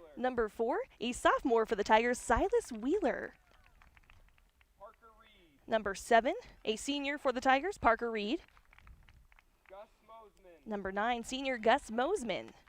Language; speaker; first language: English; native; English